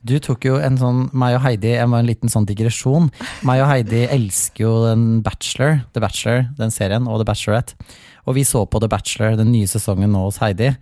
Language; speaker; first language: Norwegian; native; Norwegian